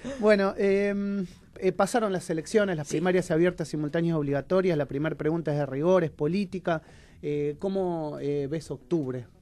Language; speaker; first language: Spanish; native; Spanish